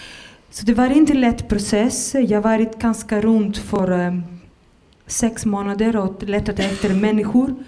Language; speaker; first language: Swedish; non-native, fluent; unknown